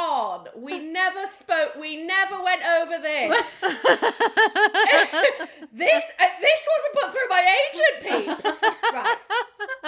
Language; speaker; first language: English; native; English